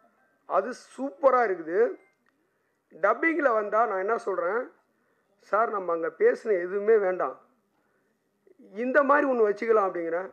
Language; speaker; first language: Tamil; native; Tamil